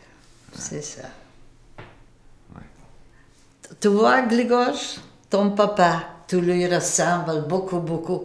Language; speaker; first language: French; non-native, local second language; Macedonian